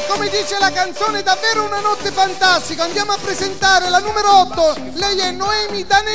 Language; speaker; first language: Italian; native; Italian